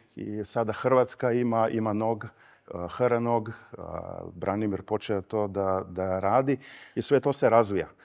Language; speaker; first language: Serbian; non-native, fluent; Slovenian